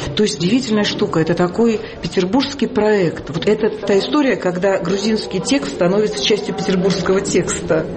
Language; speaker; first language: Russian; native; Russian